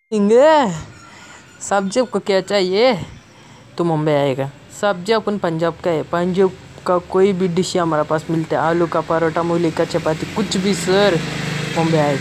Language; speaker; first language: Hindi; native; Hindi